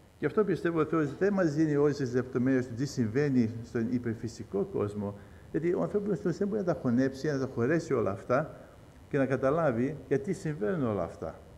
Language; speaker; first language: Greek; early bilingual, heritage; Greek